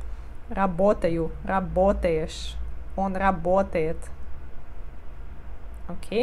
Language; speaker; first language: Russian; non-native, fluent; Portuguese